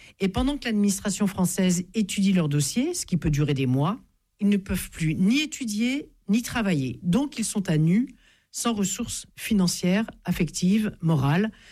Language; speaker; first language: French; native; French